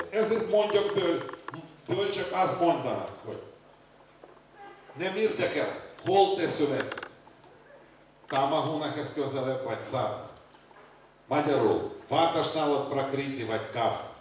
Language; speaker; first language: Hungarian; non-native, learner; Russian